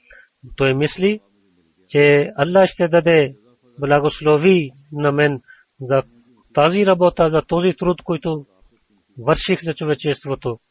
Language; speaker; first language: Bulgarian; non-native, learner; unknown